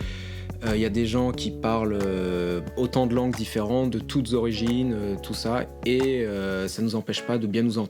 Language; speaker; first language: French; native; French